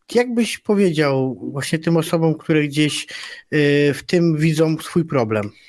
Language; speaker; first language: Polish; native; Polish